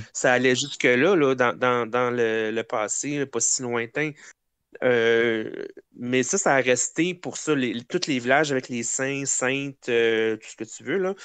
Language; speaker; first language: French; native; French